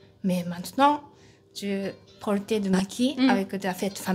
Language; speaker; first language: French; non-native, learner; Japanese